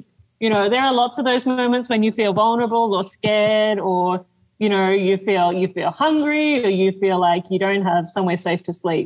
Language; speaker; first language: English; native; English